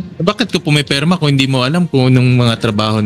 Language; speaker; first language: Filipino; native; Filipino